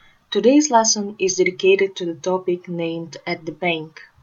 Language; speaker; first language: English; non-native, fluent; Russian